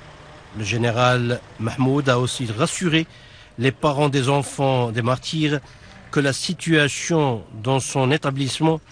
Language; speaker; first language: French; non-native, fluent; Arabic